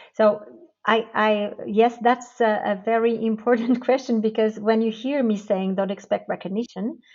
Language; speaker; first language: English; non-native, fluent; Portuguese